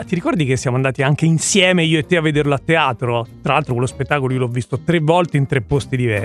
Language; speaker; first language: Italian; native; Italian